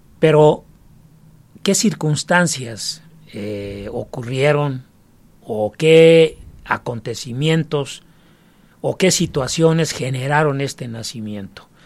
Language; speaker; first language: Spanish; native; Spanish